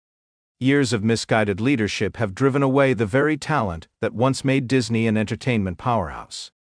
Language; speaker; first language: English; native; English